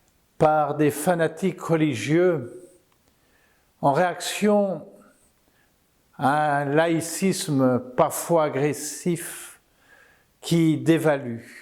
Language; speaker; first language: French; native; French